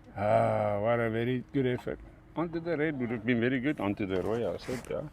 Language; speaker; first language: English; non-native, local second language; Afrikaans